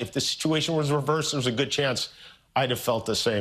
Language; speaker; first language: English; native; English